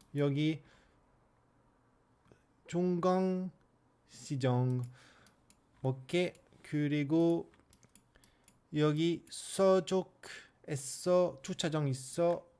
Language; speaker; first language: Korean; non-native, learner; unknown